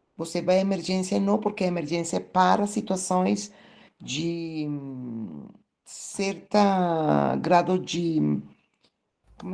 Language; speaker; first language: Portuguese; non-native, fluent; Spanish